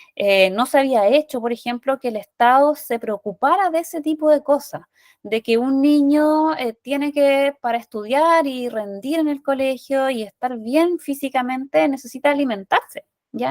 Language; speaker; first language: Spanish; native; Spanish